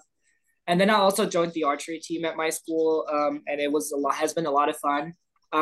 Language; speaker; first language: English; non-native, fluent; German